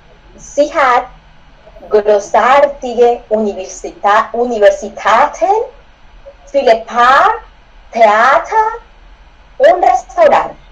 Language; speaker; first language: German; non-native, learner; Spanish